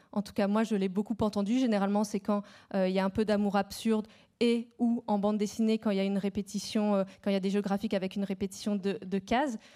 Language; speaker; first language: French; native; French